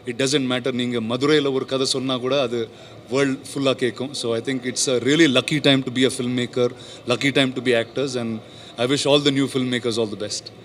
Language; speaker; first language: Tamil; non-native, learner; Telugu